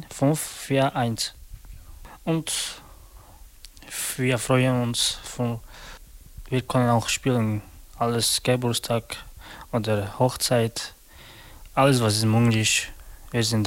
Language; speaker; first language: German; non-native, learner; Slovak